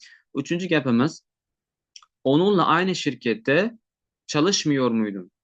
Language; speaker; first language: Turkish; non-native, fluent; Uzbek